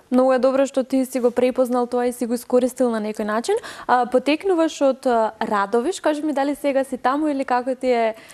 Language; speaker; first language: Macedonian; native; Macedonian